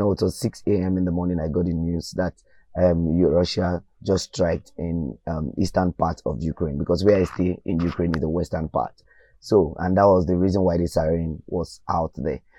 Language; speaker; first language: English; non-native, local second language; Yoruba